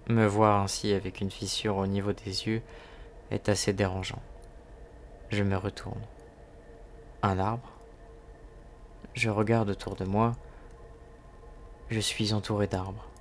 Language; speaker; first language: French; native; French